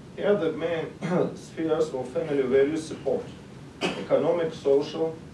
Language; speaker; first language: English; non-native, learner; Russian